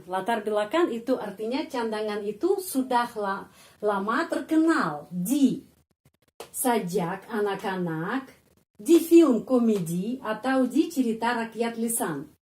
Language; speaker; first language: Indonesian; non-native, fluent; Russian